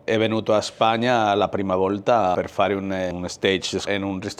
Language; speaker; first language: Italian; non-native, learner; Spanish